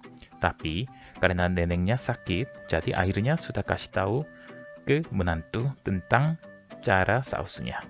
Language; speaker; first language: Indonesian; non-native, fluent; Korean